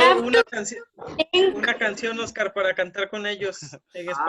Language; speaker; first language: Spanish; native; Spanish